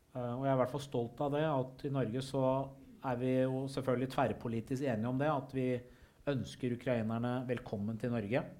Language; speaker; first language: Norwegian; early bilingual, other home language; Persian